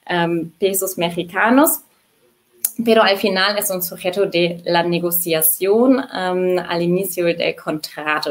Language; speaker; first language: Spanish; non-native, fluent; German